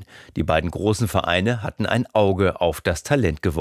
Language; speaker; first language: German; native; German